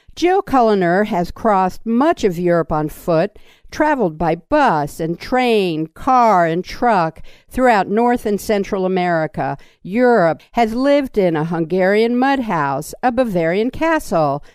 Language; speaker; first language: English; native; English